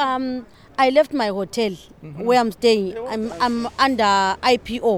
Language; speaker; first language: English; non-native, local second language; Shona